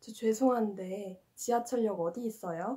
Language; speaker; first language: Korean; non-native, fluent; Chinese